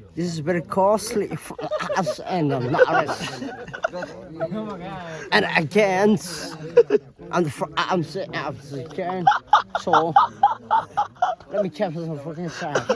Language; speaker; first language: English; non-native, learner; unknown